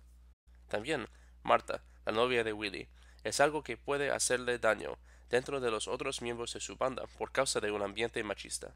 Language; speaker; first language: Spanish; non-native, fluent; English